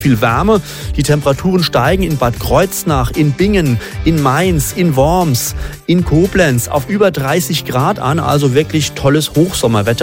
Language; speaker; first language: German; native; German